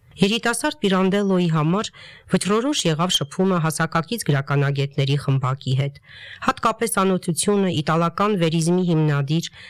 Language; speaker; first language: Armenian; native; Armenian